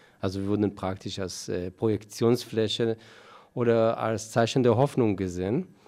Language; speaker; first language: German; non-native, fluent; Hebrew